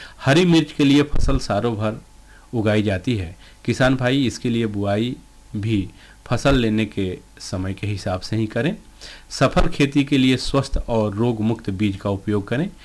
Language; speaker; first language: Hindi; native; Hindi